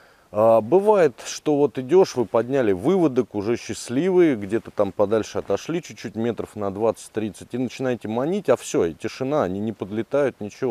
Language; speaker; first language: Russian; native; Russian